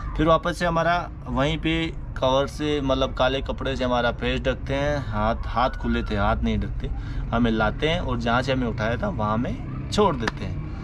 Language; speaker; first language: Hindi; native; Hindi